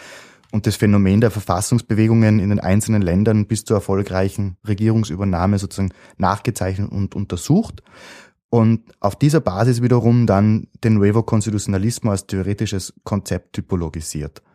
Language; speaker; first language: German; native; German